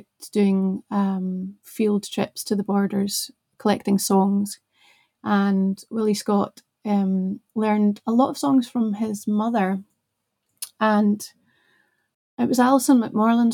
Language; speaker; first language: English; native; English